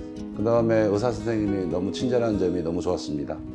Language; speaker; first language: Korean; native; Korean